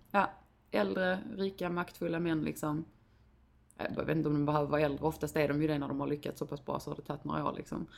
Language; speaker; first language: Swedish; native; Swedish